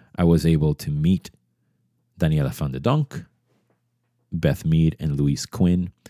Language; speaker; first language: English; early bilingual, other home language; Spanish